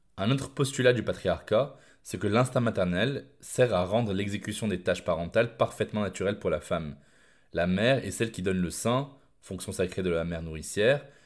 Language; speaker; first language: French; native; French